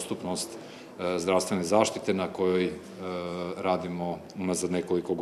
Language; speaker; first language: Croatian; native; Croatian